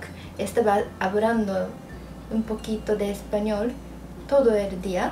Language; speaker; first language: Spanish; non-native, learner; Japanese